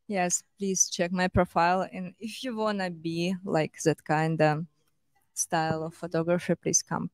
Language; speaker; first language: English; non-native, fluent; Russian